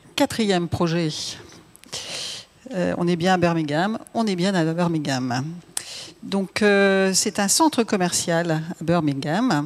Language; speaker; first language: French; native; French